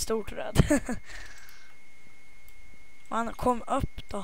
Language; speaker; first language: Swedish; native; Swedish